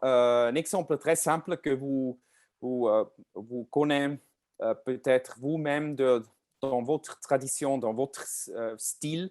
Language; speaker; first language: French; non-native, learner; German